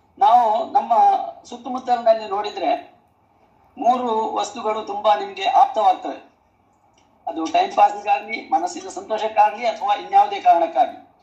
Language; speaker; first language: Kannada; non-native, local second language; Marathi